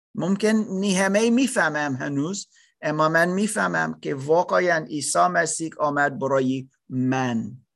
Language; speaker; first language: Persian; non-native, learner; German